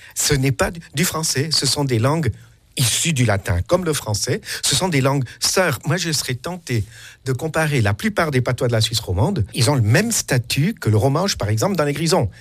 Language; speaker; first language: French; native; French